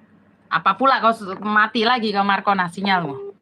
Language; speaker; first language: Indonesian; native; Indonesian